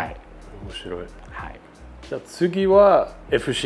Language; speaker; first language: Japanese; non-native, fluent; English